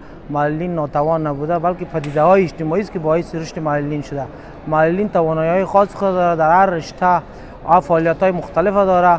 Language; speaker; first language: Persian; native; Persian